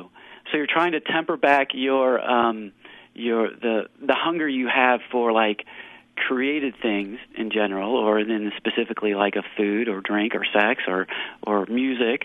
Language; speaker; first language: English; native; English